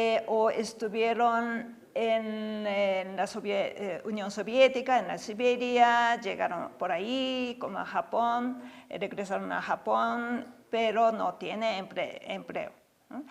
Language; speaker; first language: Spanish; non-native, fluent; Japanese